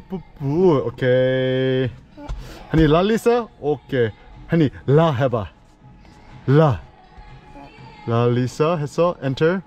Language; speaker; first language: Korean; early bilingual, heritage; English